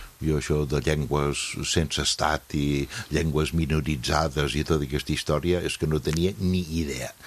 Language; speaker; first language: Catalan; non-native, fluent; English